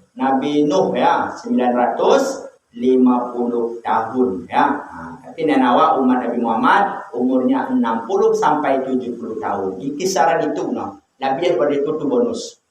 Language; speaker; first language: Malay; non-native, local second language; Minangkabau